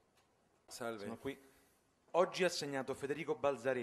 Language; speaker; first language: Italian; native; Italian